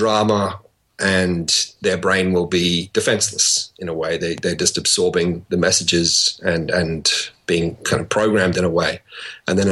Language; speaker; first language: English; native; English